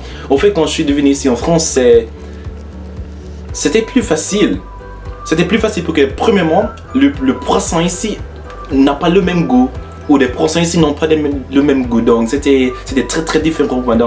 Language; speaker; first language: French; non-native, learner; English